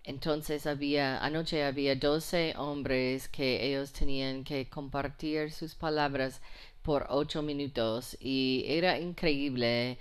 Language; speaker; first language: Spanish; non-native, fluent; English